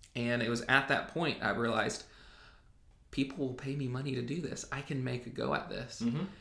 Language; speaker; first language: English; native; English